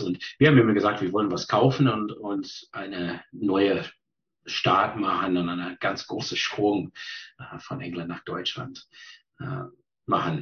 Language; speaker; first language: German; non-native, fluent; English